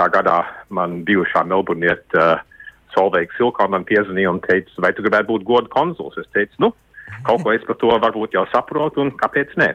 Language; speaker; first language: Latvian; early bilingual, heritage; Latvian